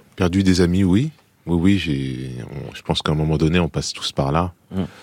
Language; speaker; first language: French; native; French